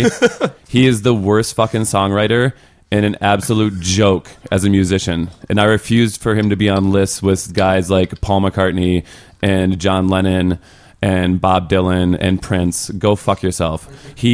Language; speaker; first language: English; native; English